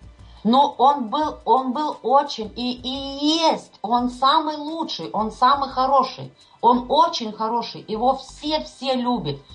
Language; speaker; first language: Russian; non-native, fluent; Lithuanian